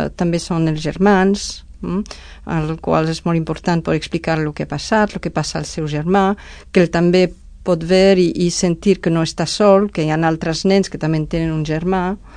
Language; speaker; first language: Catalan; non-native, fluent; Spanish